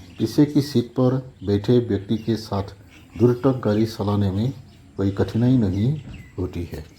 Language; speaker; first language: Hindi; non-native, local second language; Assamese